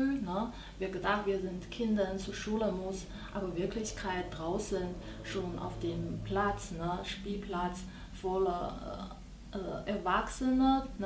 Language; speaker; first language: German; non-native, learner; Chinese